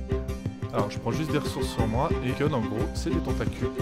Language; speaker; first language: French; native; French